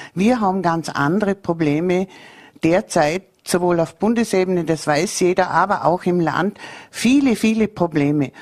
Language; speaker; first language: German; native; German